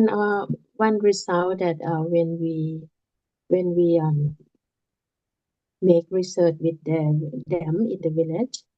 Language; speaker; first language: English; non-native, learner; Lao